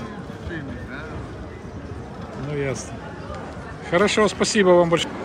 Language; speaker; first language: Russian; native; Russian